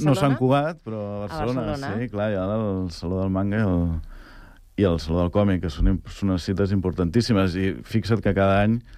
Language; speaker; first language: Catalan; native; Catalan